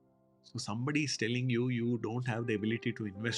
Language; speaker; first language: English; non-native, local second language; Hindi